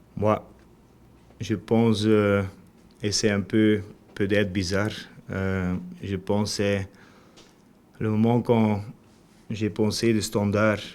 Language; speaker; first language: French; non-native, learner; Dutch